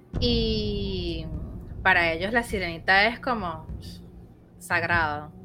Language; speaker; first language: Spanish; native; Spanish